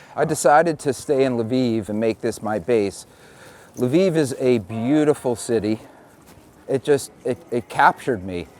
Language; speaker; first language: English; native; English